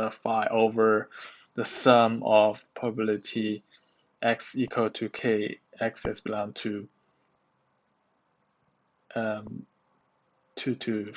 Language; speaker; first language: English; non-native, learner; Chinese